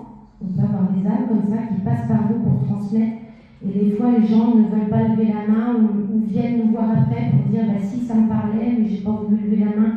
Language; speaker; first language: French; native; French